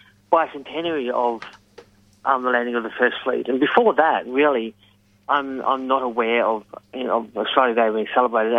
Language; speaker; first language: English; native; English